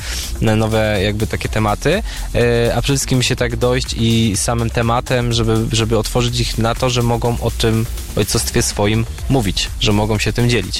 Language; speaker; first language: Polish; native; Polish